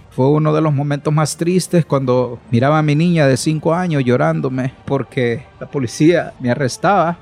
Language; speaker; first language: Spanish; native; Spanish